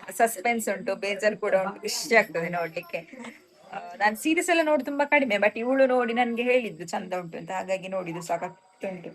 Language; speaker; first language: Kannada; non-native, local second language; Tulu